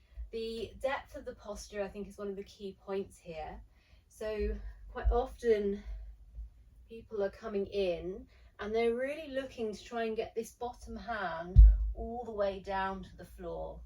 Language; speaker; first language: English; native; English